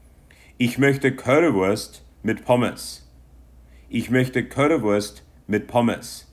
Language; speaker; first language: German; non-native, fluent; English